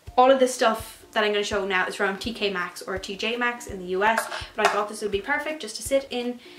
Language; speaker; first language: English; native; English